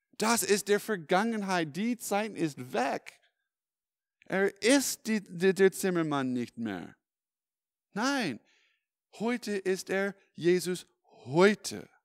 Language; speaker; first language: German; non-native, fluent; English